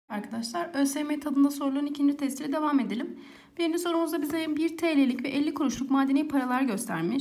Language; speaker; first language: Turkish; native; Turkish